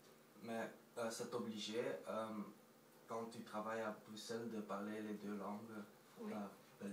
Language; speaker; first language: French; non-native, local second language; Dutch